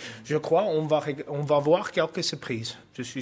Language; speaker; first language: French; non-native, fluent; Afrikaans